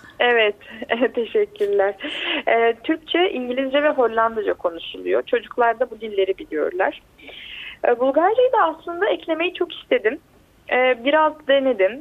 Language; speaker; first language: Turkish; native; Turkish